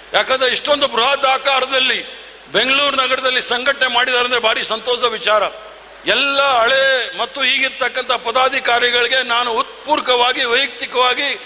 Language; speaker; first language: Kannada; non-native, local second language; Tulu